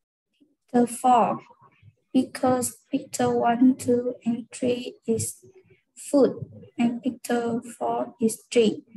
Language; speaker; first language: English; non-native, learner; Vietnamese